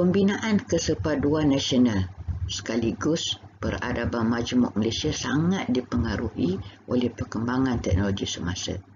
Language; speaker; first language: Malay; native; Malay